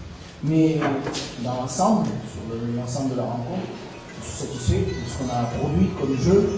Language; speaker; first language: French; native; French